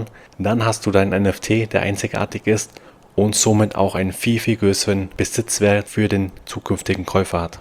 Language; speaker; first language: German; native; German